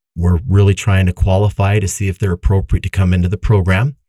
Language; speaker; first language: English; native; English